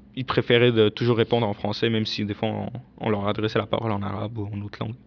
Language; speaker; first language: French; early bilingual, other home language; Arabic